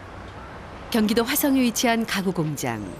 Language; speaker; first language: Korean; native; Korean